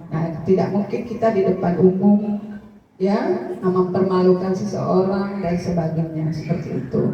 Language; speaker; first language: Indonesian; native; Indonesian